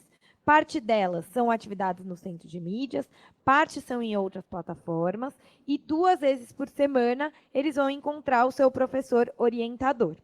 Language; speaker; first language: Portuguese; native; Portuguese